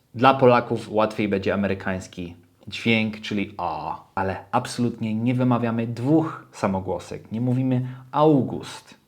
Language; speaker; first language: Polish; early bilingual, heritage; Polish